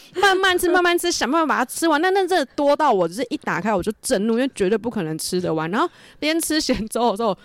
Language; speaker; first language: Chinese; native; Chinese